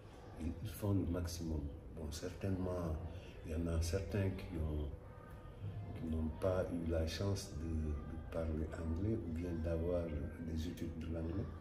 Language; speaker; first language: French; non-native, local second language; Wolof